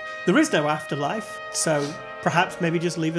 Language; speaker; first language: English; native; English